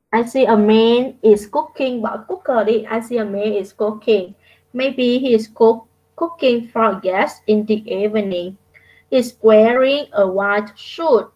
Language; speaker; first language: English; non-native, fluent; Vietnamese